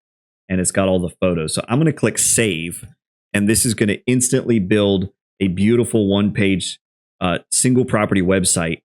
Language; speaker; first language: English; native; English